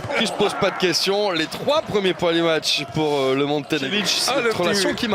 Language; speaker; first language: French; native; French